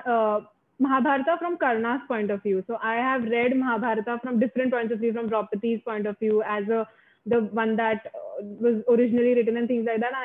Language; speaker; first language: English; non-native, local second language; Marathi